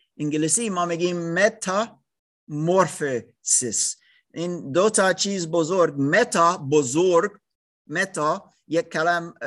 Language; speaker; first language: Persian; non-native, learner; English